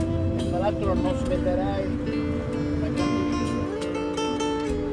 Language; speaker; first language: Italian; native; Italian